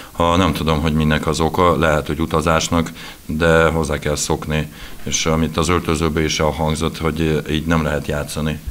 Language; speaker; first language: Hungarian; non-native, fluent; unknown